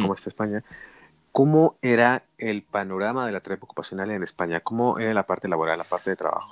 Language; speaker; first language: Spanish; native; Spanish